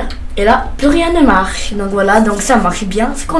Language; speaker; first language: French; native; French